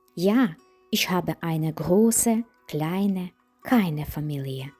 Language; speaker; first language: German; non-native, fluent; Ukrainian